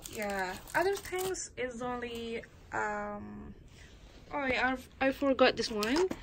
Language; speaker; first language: English; non-native, learner; Indonesian